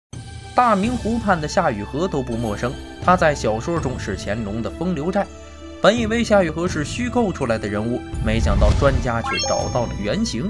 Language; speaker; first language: Chinese; native; Chinese